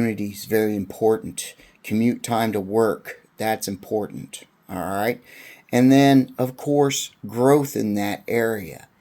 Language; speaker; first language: English; native; English